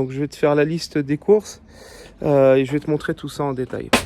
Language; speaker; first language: French; native; French